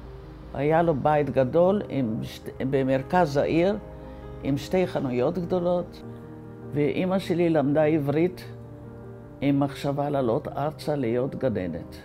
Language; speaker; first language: Hebrew; non-native, fluent; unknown